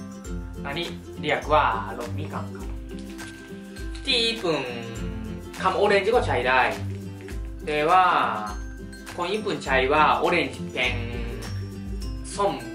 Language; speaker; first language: Thai; non-native, fluent; Japanese